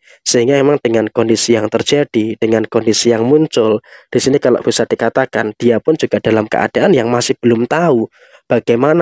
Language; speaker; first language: Indonesian; native; Indonesian